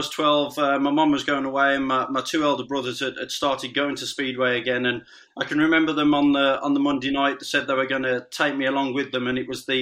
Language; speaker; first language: English; native; English